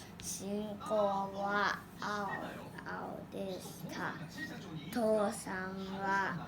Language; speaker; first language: Japanese; non-native, learner; Thai